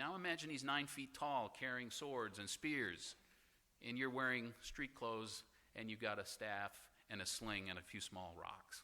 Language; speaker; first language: English; native; English